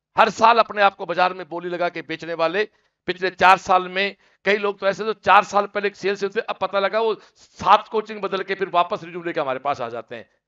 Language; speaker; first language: Hindi; native; Hindi